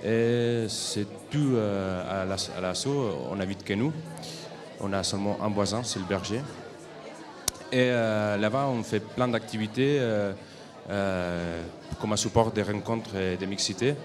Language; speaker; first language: French; non-native, fluent; Catalan